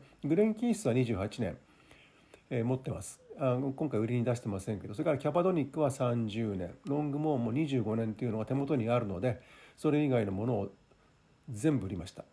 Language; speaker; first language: Japanese; native; Japanese